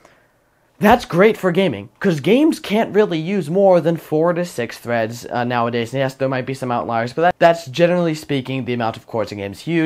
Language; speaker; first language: English; native; English